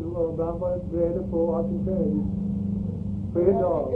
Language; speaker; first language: Swedish; early bilingual, heritage; Swedish